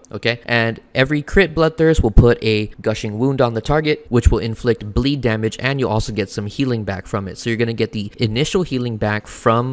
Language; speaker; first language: English; native; English